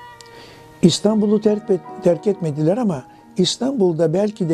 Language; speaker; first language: Turkish; native; Turkish